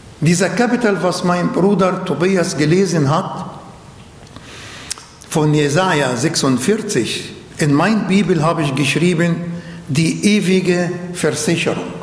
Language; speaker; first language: German; non-native, learner; Arabic